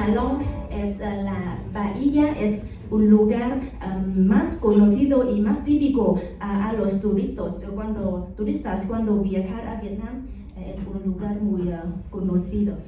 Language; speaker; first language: Spanish; non-native, learner; Vietnamese